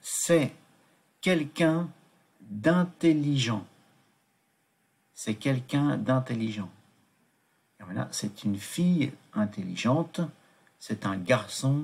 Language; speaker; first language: French; non-native, fluent; Tibetan